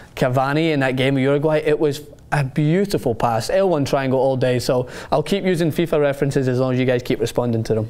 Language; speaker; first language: English; native; English